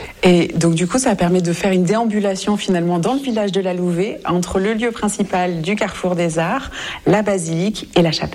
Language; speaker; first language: French; native; French